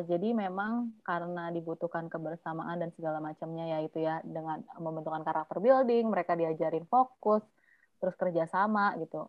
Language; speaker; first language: Indonesian; native; Indonesian